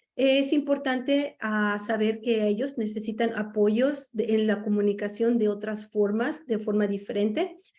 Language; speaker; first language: Spanish; native; Spanish